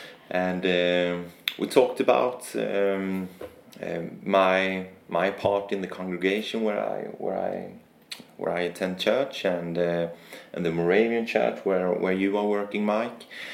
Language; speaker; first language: English; non-native, fluent; Swedish